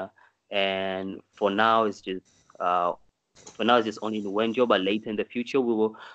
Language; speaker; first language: English; non-native, local second language; Swahili